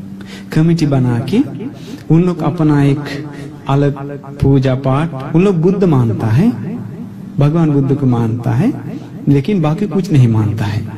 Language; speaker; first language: Hindi; non-native, fluent; Sinhala